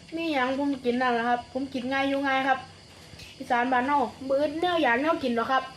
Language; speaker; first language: Thai; native; Thai